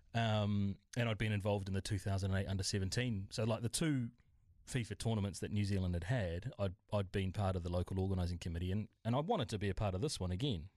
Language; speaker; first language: English; native; English